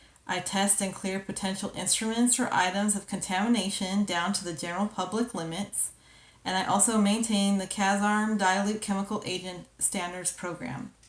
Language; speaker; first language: English; native; English